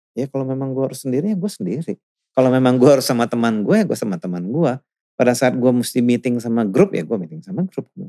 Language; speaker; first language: Indonesian; native; Indonesian